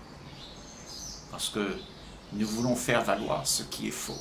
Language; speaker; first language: French; native; French